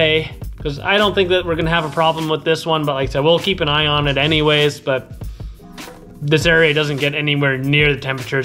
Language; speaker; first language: English; native; English